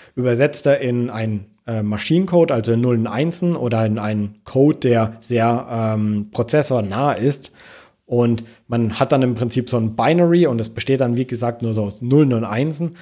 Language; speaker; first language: German; native; German